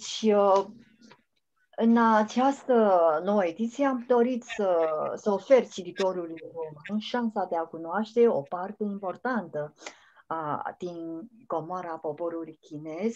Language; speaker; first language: Romanian; non-native, fluent; Chinese